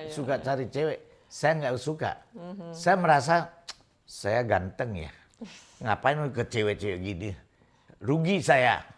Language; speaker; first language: Indonesian; non-native, local second language; Min Nan Chinese